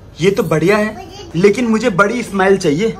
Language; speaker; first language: Hindi; native; Hindi